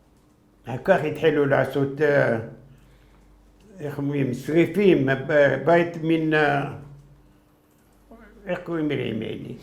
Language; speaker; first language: Hebrew; non-native, fluent; Arabic